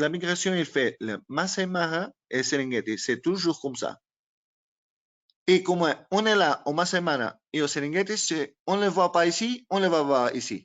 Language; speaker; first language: French; non-native, learner; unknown